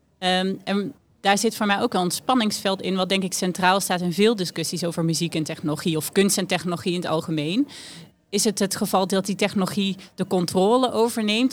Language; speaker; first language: Dutch; native; Dutch